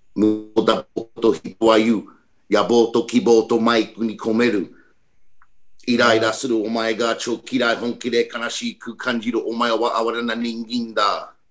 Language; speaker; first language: Japanese; non-native, learner; English